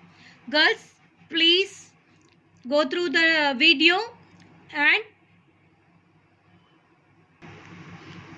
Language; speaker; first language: English; non-native, local second language; Tamil